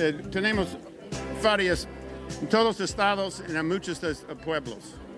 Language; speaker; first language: Spanish; non-native, learner; English